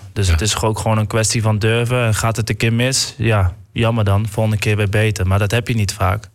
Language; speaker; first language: Dutch; native; Dutch